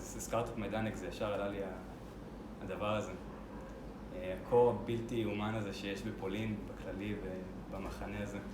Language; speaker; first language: Hebrew; native; Hebrew